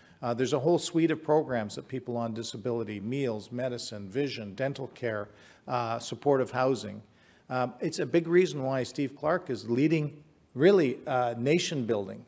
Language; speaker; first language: English; native; English